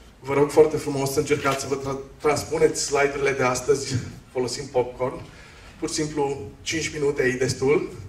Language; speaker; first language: Romanian; non-native, local second language; Hungarian